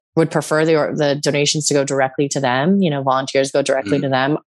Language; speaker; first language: English; native; English